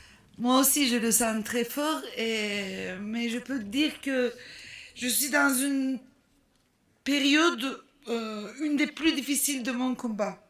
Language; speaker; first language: French; non-native, fluent; Turkish